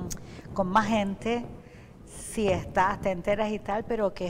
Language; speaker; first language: Spanish; native; Spanish